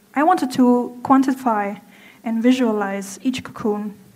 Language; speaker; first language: English; non-native, fluent; German